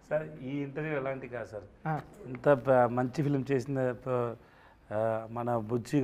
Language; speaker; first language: Telugu; non-native, local second language; Tamil